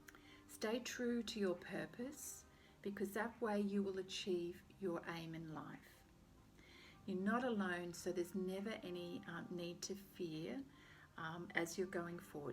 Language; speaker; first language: English; native; English